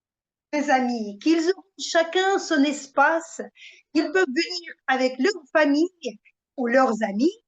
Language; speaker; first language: French; non-native, fluent; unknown